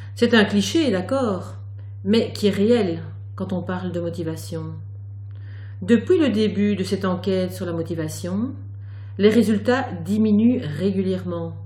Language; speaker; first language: French; native; French